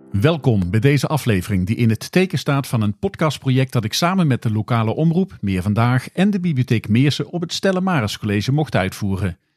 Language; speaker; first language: Dutch; native; Dutch